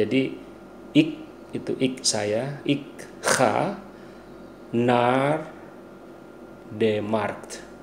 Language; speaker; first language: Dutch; non-native, fluent; Indonesian